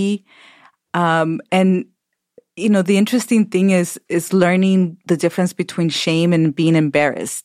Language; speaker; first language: English; early bilingual, other home language; Spanish